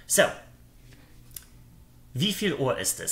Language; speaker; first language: German; non-native, fluent; English